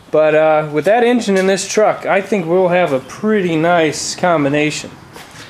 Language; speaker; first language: English; native; English